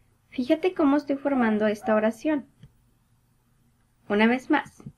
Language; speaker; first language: Spanish; native; Spanish